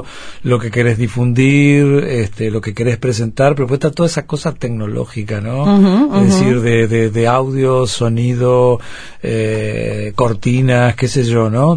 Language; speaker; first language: Spanish; native; Spanish